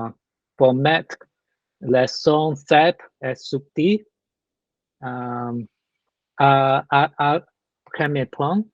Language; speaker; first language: French; non-native, learner; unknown